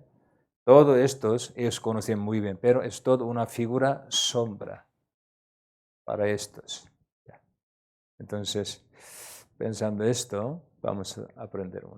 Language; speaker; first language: Spanish; non-native, learner; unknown